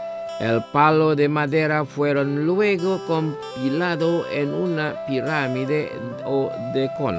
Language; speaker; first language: Spanish; non-native, fluent; Indonesian